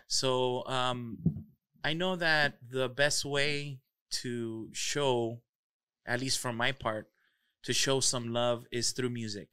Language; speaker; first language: English; early bilingual, other home language; Spanish